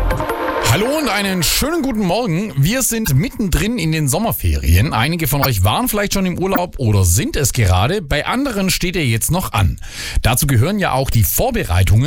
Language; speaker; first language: German; native; German